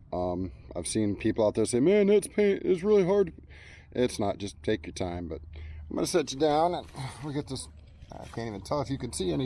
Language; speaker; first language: English; native; English